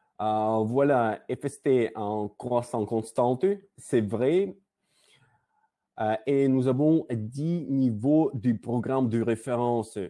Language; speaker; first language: French; non-native, learner; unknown